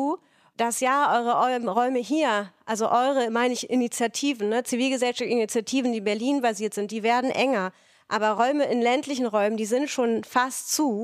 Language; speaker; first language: German; native; German